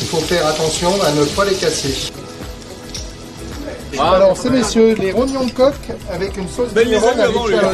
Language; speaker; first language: French; native; French